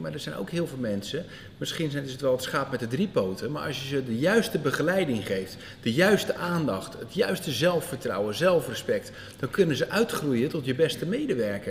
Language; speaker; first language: Dutch; native; Dutch